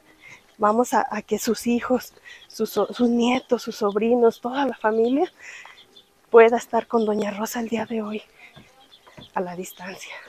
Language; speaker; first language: Spanish; native; Spanish